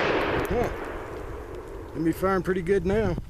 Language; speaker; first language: English; native; English